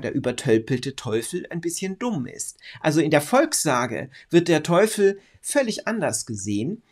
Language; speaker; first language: German; native; German